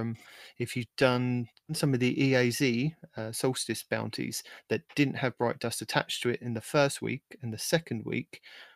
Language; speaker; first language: English; native; English